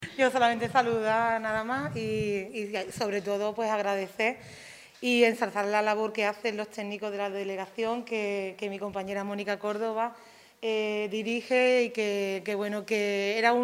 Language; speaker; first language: Spanish; native; Spanish